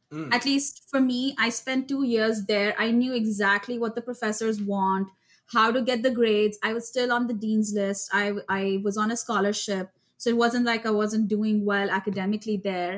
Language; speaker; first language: English; non-native, local second language; Urdu